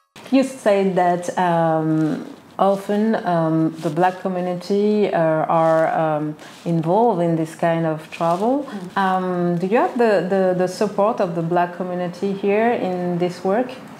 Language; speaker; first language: English; non-native, fluent; French